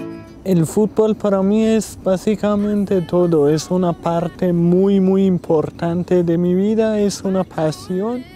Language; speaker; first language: Spanish; early bilingual, other home language; Persian